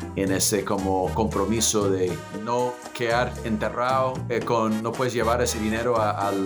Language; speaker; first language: Spanish; non-native, fluent; English